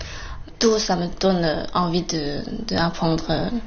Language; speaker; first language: French; non-native, fluent; Chinese